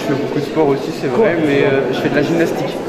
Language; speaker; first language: French; native; French